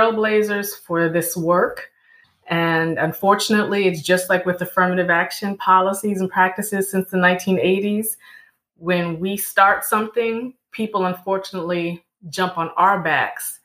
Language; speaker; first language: English; native; English